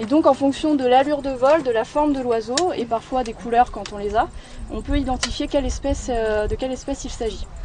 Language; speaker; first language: French; native; French